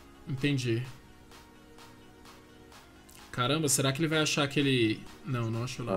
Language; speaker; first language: Portuguese; native; Portuguese